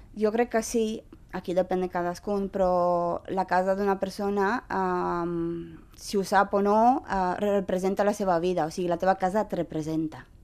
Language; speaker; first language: Catalan; non-native, fluent; Romanian